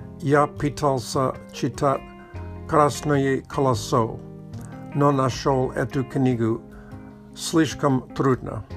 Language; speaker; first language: Russian; non-native, learner; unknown